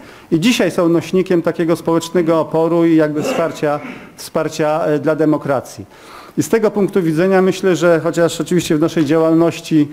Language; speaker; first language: Polish; native; Polish